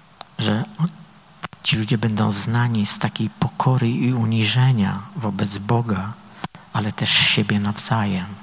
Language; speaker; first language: Polish; native; Polish